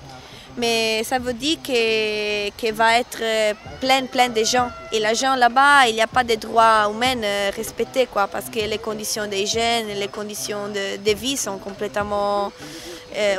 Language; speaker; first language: French; non-native, learner; Italian